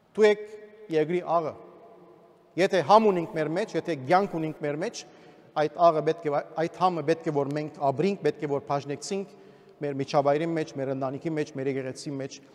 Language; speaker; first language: Armenian; early bilingual, heritage; Armenian